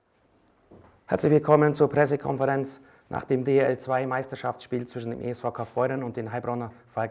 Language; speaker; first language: German; native; German